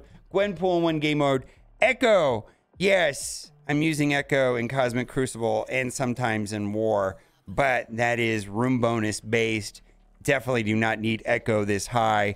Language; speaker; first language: English; native; English